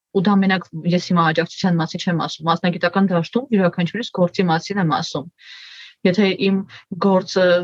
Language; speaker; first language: Armenian; native; Armenian